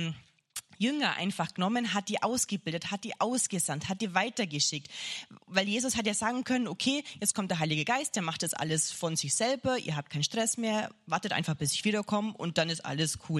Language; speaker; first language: German; native; German